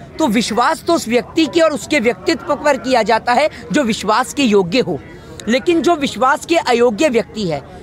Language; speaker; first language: Hindi; native; Hindi